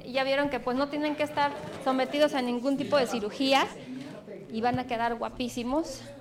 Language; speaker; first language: Spanish; native; Spanish